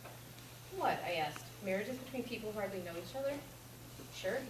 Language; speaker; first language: English; native; English